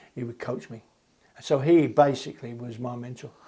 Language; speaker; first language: English; native; English